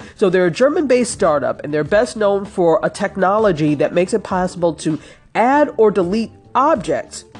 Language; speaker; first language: English; native; English